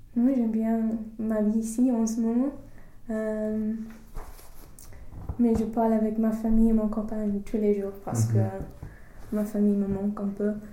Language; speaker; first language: French; non-native, fluent; English